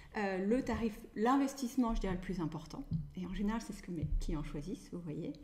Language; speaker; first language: French; native; French